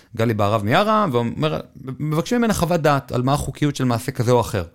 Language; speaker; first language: Hebrew; native; Hebrew